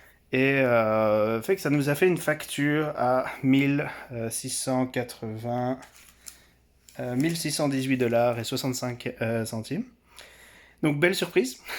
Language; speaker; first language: French; native; French